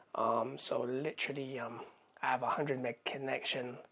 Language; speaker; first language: English; native; English